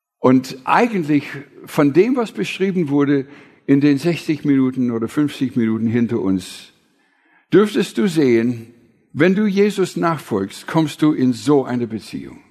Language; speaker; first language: German; non-native, fluent; English